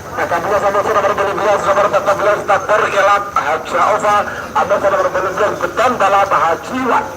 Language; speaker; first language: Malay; non-native, local second language; Madurese